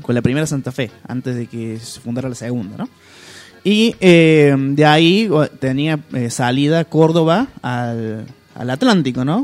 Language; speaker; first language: Spanish; native; Spanish